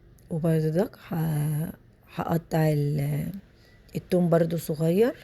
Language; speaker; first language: Arabic; native; Arabic